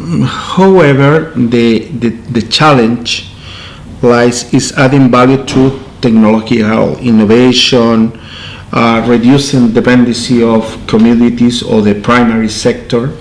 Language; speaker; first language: English; non-native, learner; Spanish